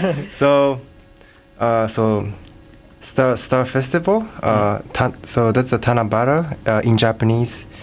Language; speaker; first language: English; non-native, learner; Japanese